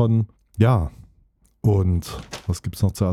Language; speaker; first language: German; native; German